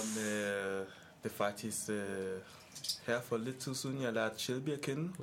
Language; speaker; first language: Danish; early bilingual, other home language; Ewe